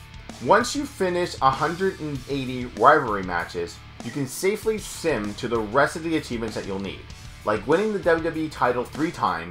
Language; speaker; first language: English; native; English